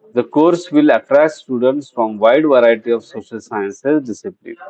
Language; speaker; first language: English; non-native, local second language; Marathi